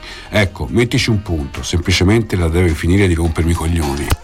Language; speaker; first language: Italian; native; Italian